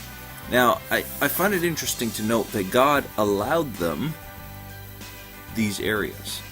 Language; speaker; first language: English; native; English